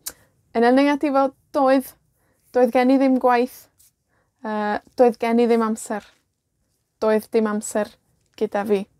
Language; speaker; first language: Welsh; non-native, fluent; Spanish